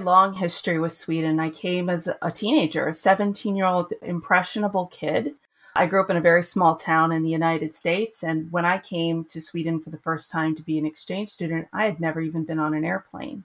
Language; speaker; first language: English; native; English